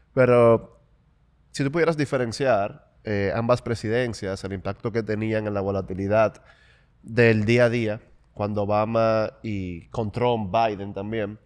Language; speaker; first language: Spanish; native; Spanish